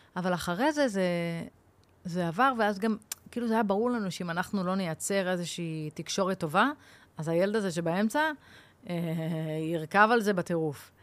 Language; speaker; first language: Hebrew; native; Hebrew